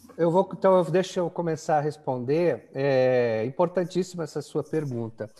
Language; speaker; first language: Portuguese; native; Portuguese